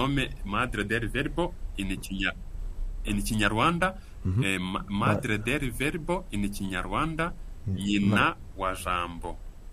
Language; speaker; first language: Italian; non-native, fluent; Kinyarwanda